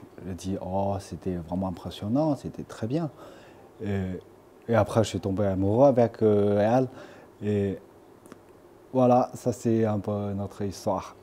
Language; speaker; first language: French; non-native, fluent; Chinese